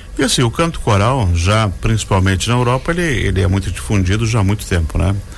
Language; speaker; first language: Portuguese; native; Portuguese